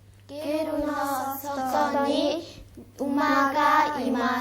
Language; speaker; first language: Japanese; non-native, learner; Mongolian